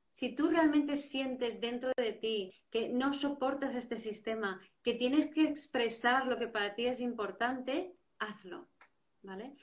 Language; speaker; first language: Spanish; native; Spanish